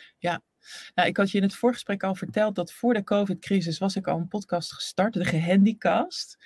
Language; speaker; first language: Dutch; native; Dutch